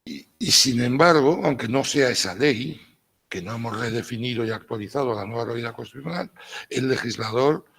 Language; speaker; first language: Spanish; native; Spanish